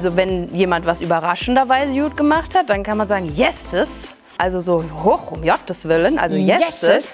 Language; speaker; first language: German; native; German